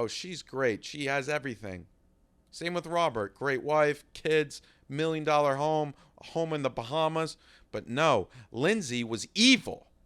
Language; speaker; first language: English; native; English